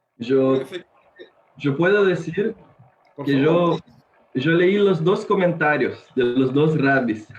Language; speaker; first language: Spanish; non-native, learner; Portuguese